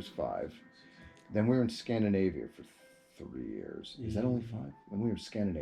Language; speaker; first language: English; native; English